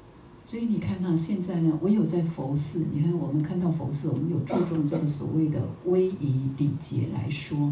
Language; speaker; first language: Chinese; native; Chinese